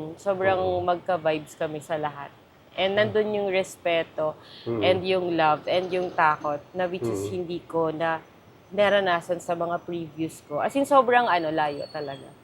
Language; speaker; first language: Filipino; native; Filipino